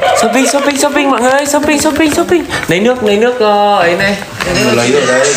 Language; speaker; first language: Vietnamese; native; Vietnamese